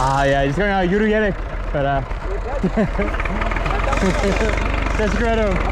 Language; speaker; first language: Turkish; non-native, learner; English